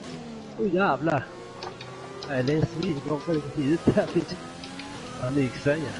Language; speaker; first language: Swedish; native; Swedish